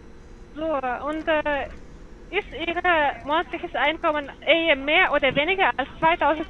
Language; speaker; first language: German; non-native, learner; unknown